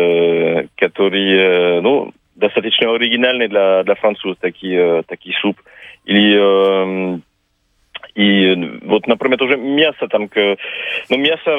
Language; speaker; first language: Russian; non-native, fluent; French